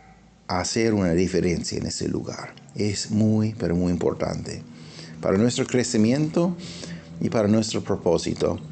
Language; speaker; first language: Spanish; non-native, fluent; English